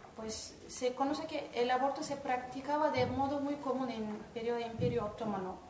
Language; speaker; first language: Spanish; non-native, fluent; Turkish